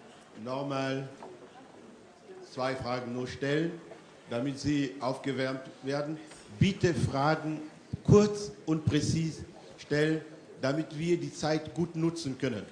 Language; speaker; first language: German; non-native, fluent; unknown